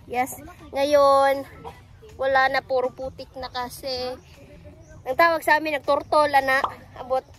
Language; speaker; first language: Filipino; non-native, local second language; Cebuano